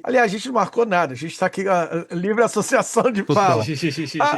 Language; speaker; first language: Portuguese; native; Portuguese